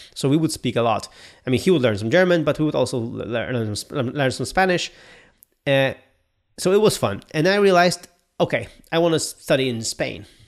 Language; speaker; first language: English; non-native, fluent; Polish